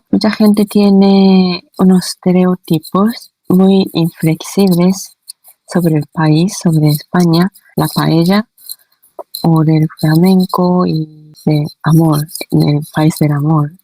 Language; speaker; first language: Spanish; non-native, fluent; Korean